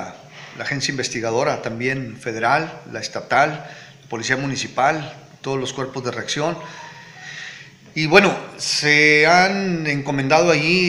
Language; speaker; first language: Spanish; native; Spanish